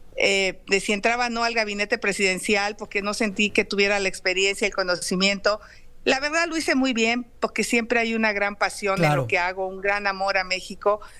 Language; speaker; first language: Spanish; native; Spanish